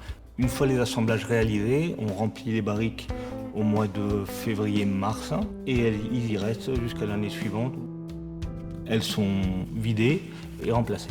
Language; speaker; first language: French; native; French